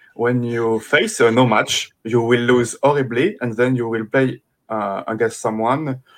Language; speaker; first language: English; non-native, fluent; French